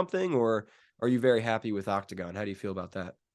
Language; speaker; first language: English; native; English